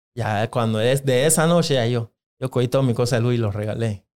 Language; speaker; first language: Spanish; non-native, local second language; Jamaican Creole English